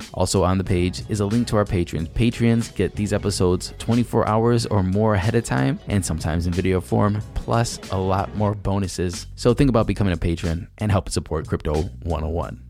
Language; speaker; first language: English; native; English